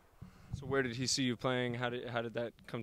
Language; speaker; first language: English; native; English